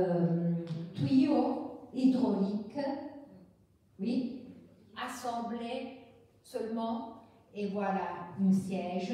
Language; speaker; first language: French; non-native, fluent; Italian